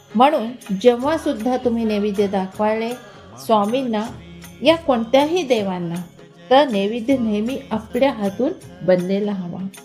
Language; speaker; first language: Marathi; non-native, local second language; Hindi